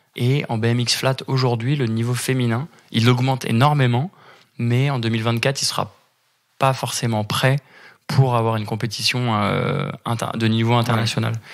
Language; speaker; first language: French; native; French